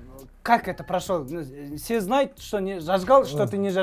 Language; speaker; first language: Russian; non-native, learner; Kazakh